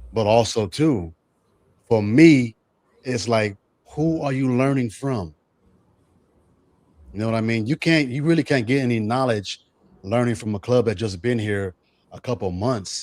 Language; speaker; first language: English; native; English